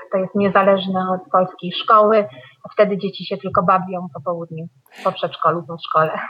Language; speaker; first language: Polish; early bilingual, heritage; Polish